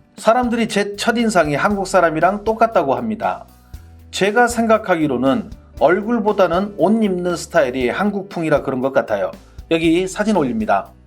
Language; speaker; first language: Korean; native; Korean